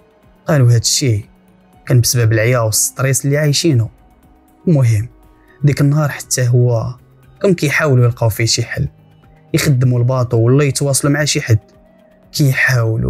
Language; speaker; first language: Arabic; native; Arabic